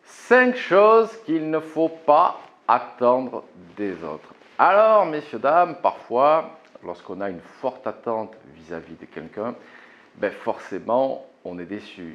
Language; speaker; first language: French; native; French